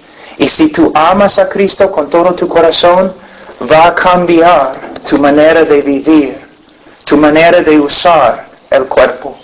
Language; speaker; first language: Spanish; non-native, fluent; English